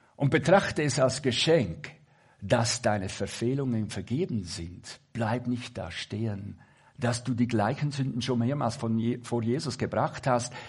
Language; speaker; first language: German; native; German